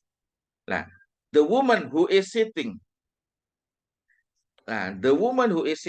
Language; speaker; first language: English; non-native, fluent; Indonesian